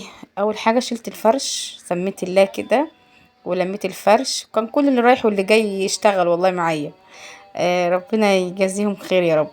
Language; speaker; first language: Arabic; native; Arabic